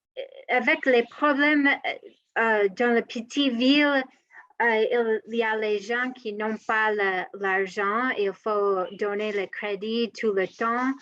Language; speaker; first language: French; non-native, learner; English